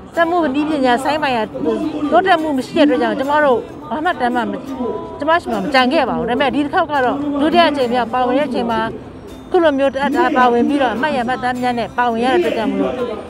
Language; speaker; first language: Burmese; native; Burmese